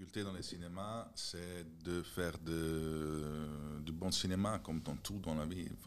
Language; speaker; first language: French; non-native, fluent; Italian